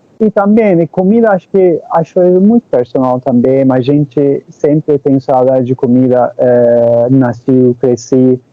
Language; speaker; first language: Portuguese; non-native, learner; Turkish